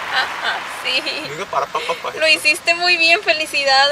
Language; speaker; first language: Spanish; native; Spanish